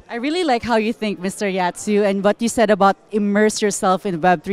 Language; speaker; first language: English; non-native, local second language; Filipino